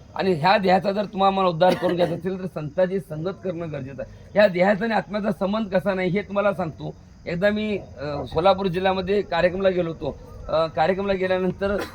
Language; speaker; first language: Marathi; native; Marathi